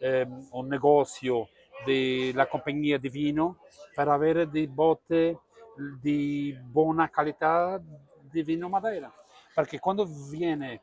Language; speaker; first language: Italian; non-native, learner; Portuguese